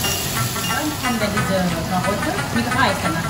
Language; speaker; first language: German; non-native, learner; Malay